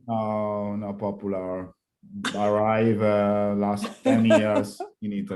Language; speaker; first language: English; non-native, learner; Italian